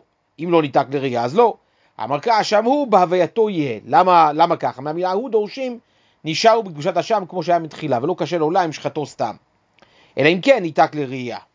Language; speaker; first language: Hebrew; native; Hebrew